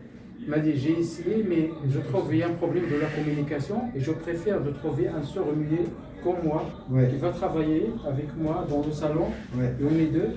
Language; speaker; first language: French; non-native, local second language; Arabic